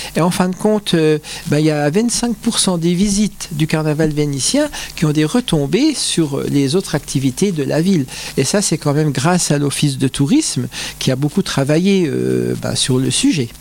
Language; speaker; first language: French; native; French